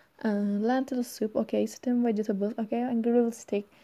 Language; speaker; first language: English; non-native, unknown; Turkish